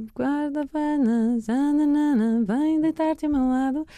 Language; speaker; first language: Portuguese; early bilingual, heritage; Portuguese